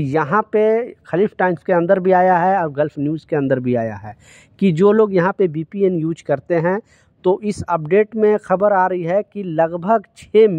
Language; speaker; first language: Hindi; native; Hindi